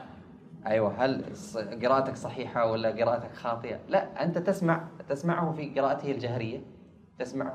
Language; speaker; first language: Arabic; native; Arabic